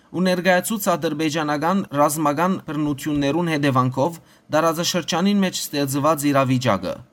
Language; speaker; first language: Armenian; early bilingual, heritage; Armenian